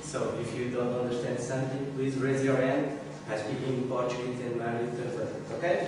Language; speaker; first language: English; non-native, learner; Portuguese